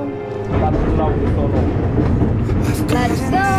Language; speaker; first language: English; non-native, local second language; Filipino